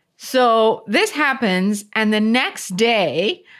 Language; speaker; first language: English; non-native, local second language; Tamil